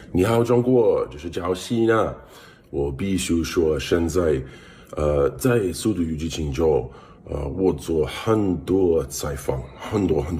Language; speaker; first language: Chinese; non-native, learner; English